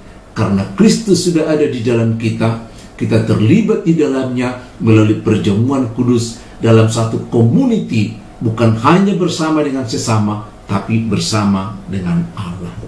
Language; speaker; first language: Indonesian; native; Indonesian